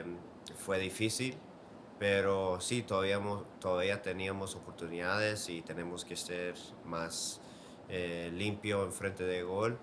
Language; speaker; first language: Spanish; early bilingual, heritage; Spanish